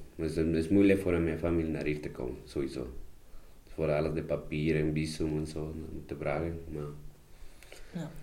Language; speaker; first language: Dutch; non-native, learner; Spanish